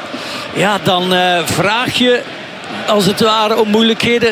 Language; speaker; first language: Dutch; native; Dutch